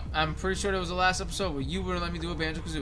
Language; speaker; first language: English; native; English